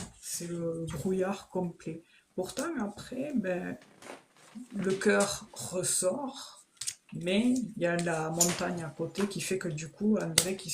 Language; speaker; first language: French; native; French